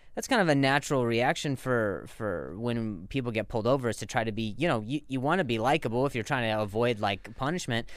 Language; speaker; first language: English; native; English